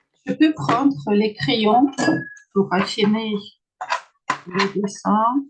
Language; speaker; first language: French; non-native, fluent; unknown